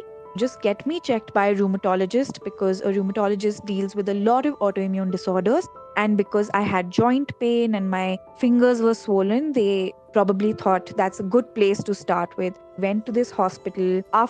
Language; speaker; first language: English; non-native, local second language; Hindi